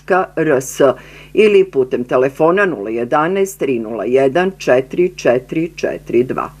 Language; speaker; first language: Serbian; native; Serbian